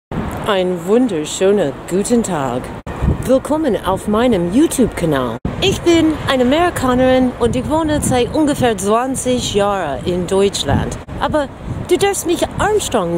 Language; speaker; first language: German; non-native, fluent; English